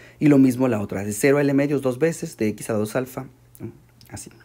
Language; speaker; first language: Spanish; native; Spanish